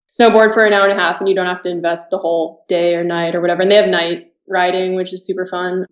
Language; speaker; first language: English; native; English